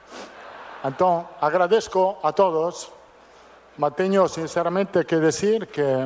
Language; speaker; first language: Portuguese; non-native, fluent; Italian